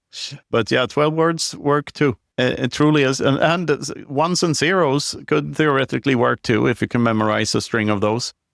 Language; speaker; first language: English; non-native, fluent; Swedish